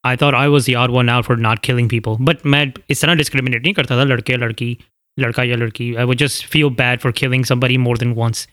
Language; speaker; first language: English; non-native, local second language; Hindi